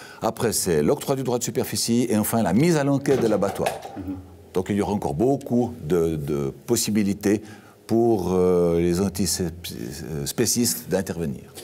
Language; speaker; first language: French; native; French